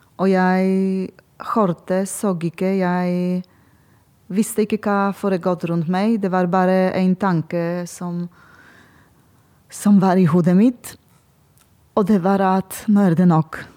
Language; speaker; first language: Norwegian; non-native, learner; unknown